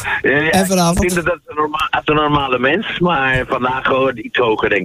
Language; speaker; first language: Dutch; non-native, fluent; Spanish